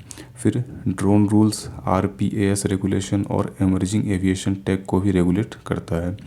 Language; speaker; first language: Hindi; native; Hindi